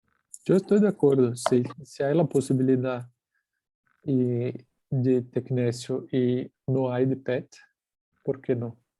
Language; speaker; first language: Spanish; non-native, fluent; Portuguese